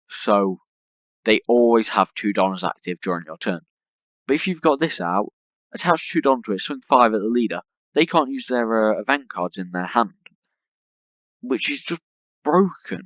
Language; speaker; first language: English; native; English